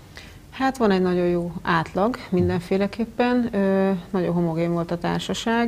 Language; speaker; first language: Hungarian; native; Hungarian